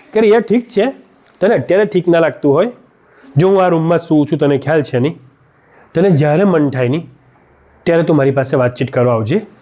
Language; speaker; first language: Gujarati; native; Gujarati